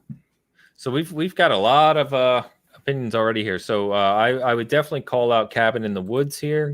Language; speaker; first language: English; native; English